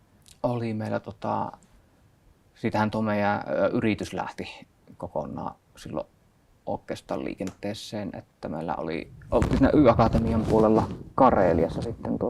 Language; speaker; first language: Finnish; native; Finnish